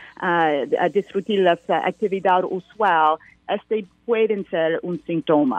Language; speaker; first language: Spanish; non-native, learner; English